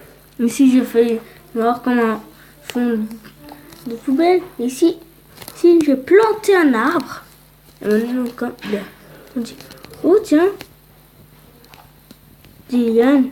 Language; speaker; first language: French; early bilingual, other home language; Polish